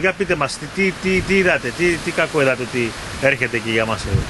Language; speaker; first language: Greek; native; Greek